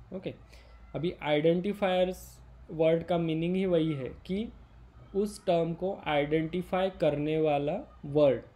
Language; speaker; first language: Hindi; non-native, local second language; Marathi